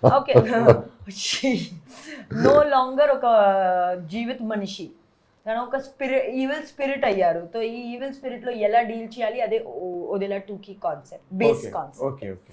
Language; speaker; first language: Telugu; non-native, learner; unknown